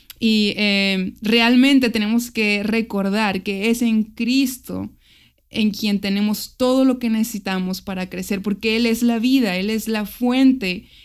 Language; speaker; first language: Spanish; native; Spanish